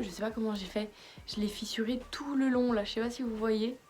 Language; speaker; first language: French; native; French